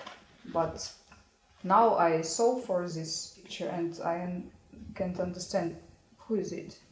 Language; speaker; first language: English; non-native, learner; Ukrainian